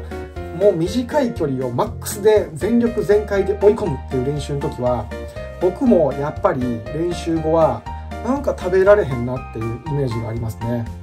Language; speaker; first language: Japanese; native; Japanese